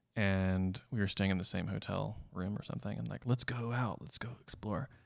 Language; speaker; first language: English; native; English